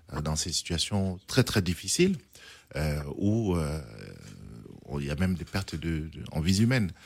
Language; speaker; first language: French; non-native, local second language; Arabic